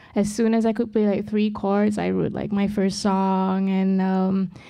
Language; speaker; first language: English; non-native, local second language; Malay